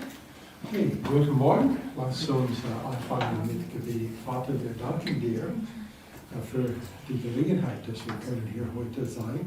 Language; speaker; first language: German; non-native, fluent; English